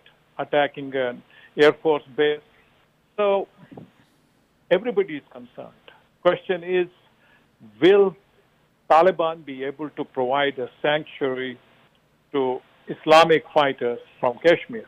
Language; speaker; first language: English; non-native, local second language; Kashmiri